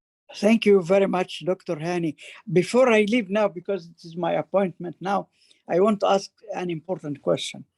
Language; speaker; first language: English; non-native, fluent; Arabic